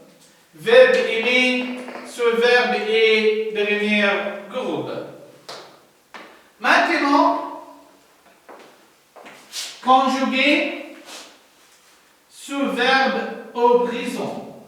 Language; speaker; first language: French; non-native, learner; Arabic